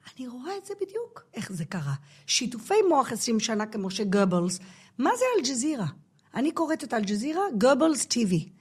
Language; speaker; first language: Hebrew; non-native, fluent; English